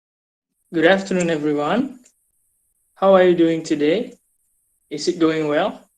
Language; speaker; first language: English; non-native, fluent; Indonesian